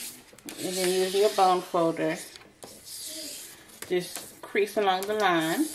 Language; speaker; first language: English; native; English